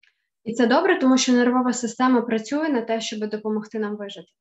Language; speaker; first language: Ukrainian; native; Ukrainian